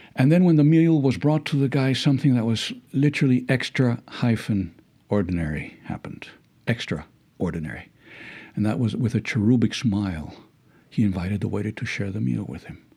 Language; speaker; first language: English; early bilingual, other home language; Spanish